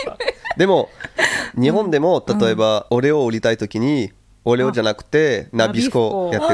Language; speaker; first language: Japanese; non-native, fluent; French